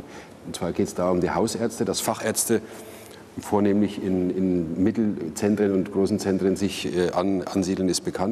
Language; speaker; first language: German; native; German